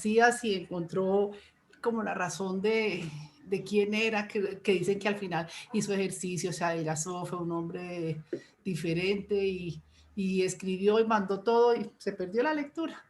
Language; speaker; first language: Spanish; native; Spanish